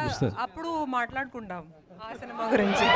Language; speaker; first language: Telugu; non-native, local second language; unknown